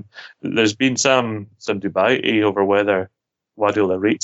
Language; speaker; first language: English; native; English